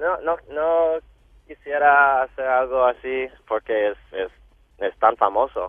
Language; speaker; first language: Spanish; non-native, local second language; English